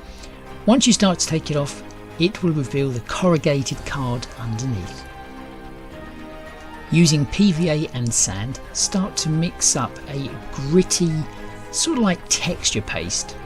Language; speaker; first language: English; native; English